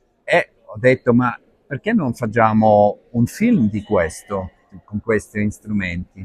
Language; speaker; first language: Italian; non-native, learner; Arabic